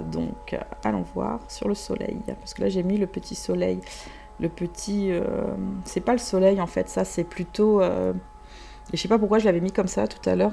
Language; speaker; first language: French; native; French